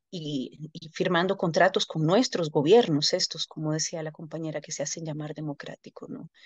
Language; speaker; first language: Spanish; native; Spanish